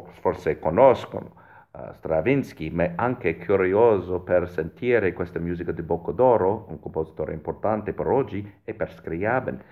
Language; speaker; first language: Italian; non-native, fluent; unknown